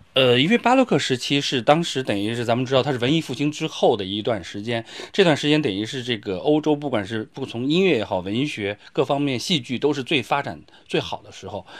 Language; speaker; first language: Chinese; native; Chinese